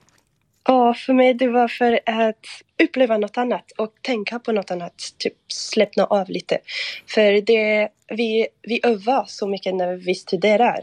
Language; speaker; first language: Swedish; non-native, fluent; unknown